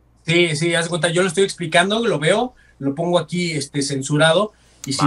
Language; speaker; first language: Spanish; native; Spanish